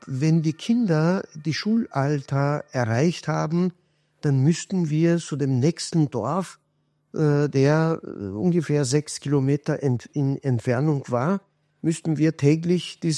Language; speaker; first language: German; non-native, fluent; Kurdish